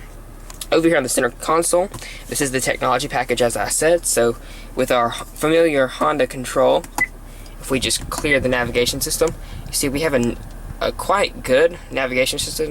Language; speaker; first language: English; native; English